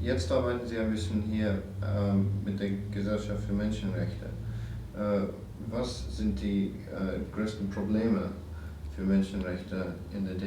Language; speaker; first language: German; non-native, learner; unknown